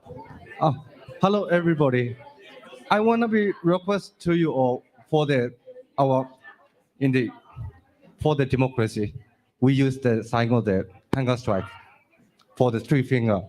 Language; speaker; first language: English; non-native, learner; Burmese